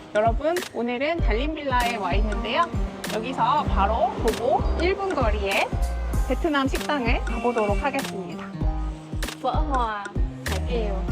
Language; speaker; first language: Korean; native; Korean